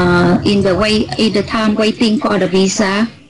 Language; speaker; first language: English; non-native, learner; Vietnamese